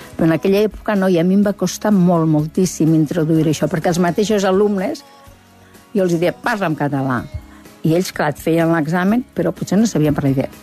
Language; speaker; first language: Catalan; native; Catalan